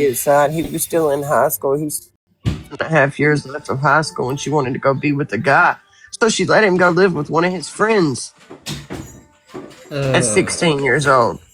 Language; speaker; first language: English; native; English